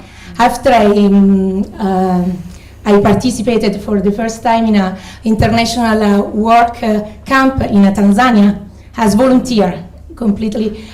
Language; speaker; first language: English; non-native, fluent; Italian